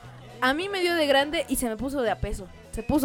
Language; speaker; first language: Spanish; native; Spanish